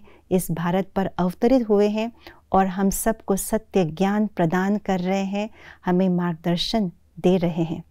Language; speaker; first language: Hindi; native; Hindi